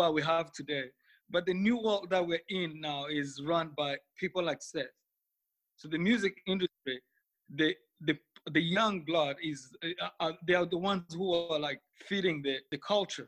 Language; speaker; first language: English; non-native, local second language; Kinyarwanda